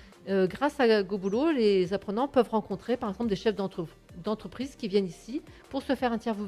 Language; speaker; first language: French; native; French